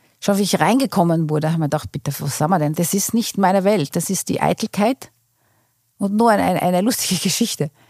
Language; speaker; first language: German; non-native, fluent; Portuguese